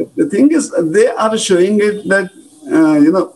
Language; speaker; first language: English; non-native, local second language; Marathi